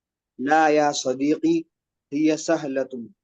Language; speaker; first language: Arabic; non-native, learner; Urdu